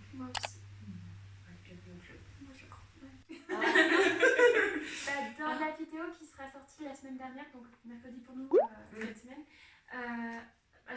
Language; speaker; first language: French; native; French